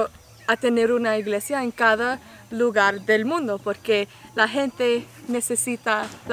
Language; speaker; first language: Spanish; non-native, learner; English